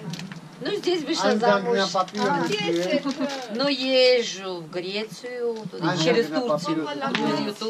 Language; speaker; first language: Russian; non-native, local second language; Greek